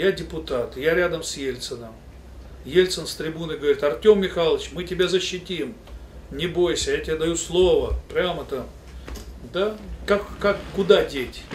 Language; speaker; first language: Russian; native; Russian